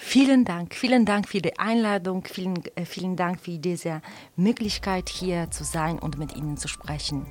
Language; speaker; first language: German; non-native, fluent; Polish